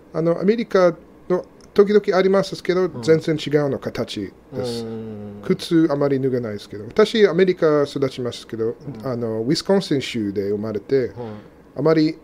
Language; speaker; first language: Japanese; non-native, fluent; English